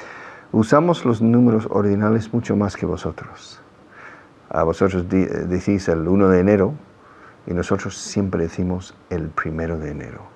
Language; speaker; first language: Spanish; non-native, fluent; English